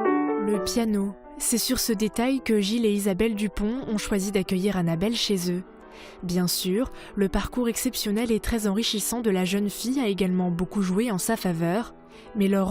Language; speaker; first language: French; native; French